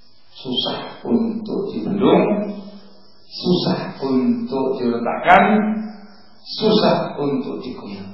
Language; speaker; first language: Indonesian; native; Indonesian